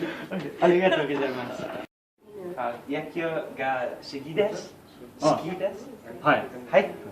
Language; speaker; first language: Japanese; non-native, learner; English